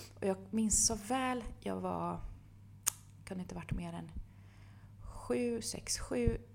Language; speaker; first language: Swedish; early bilingual, other home language; Bosnian